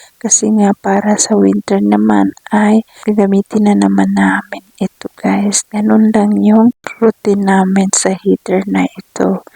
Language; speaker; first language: Filipino; native; Filipino